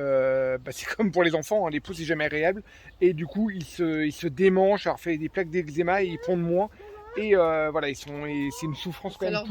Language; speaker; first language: French; native; French